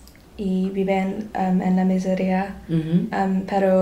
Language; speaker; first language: Spanish; non-native, learner; English